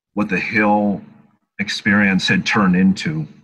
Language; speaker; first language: English; native; English